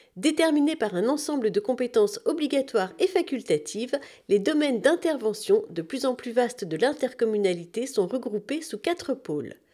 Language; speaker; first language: French; native; French